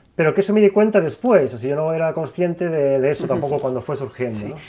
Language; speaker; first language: Spanish; native; Spanish